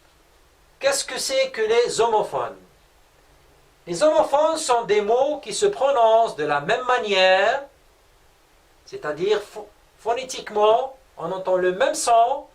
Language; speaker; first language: French; non-native, local second language; Arabic